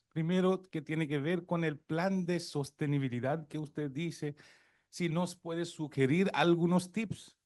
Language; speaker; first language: Spanish; non-native, fluent; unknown